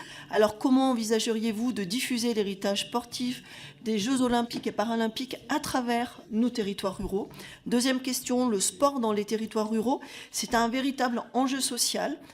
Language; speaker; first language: French; native; French